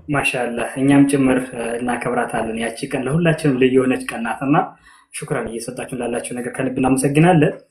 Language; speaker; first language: Amharic; non-native, local second language; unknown